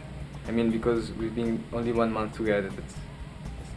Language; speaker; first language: English; non-native, learner; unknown